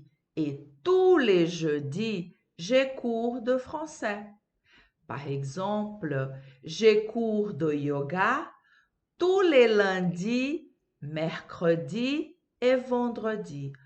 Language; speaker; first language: French; non-native, fluent; Portuguese